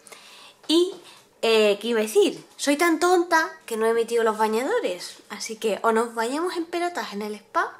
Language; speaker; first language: Spanish; native; Spanish